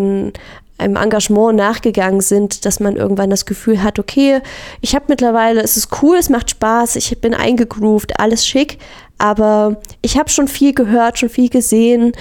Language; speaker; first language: German; native; German